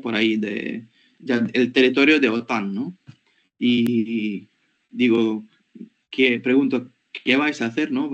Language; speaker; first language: Spanish; non-native, fluent; Ukrainian